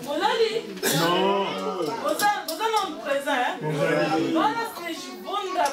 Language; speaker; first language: German; early bilingual, heritage; German